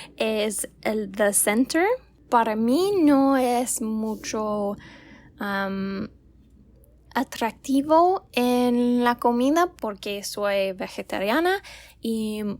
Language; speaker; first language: Spanish; non-native, learner; English